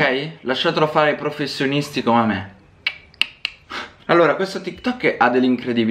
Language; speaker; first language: Italian; native; Italian